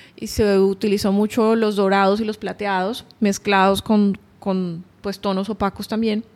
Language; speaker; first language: Spanish; native; Spanish